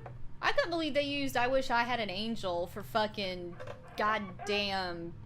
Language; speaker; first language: English; native; English